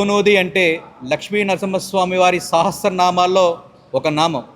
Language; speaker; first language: Telugu; native; Telugu